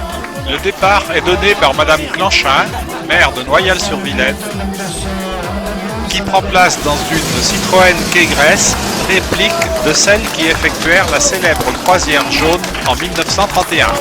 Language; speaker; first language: French; native; French